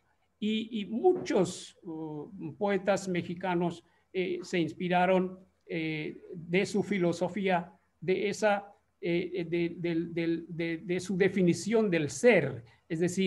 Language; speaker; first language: Spanish; non-native, fluent; Bangla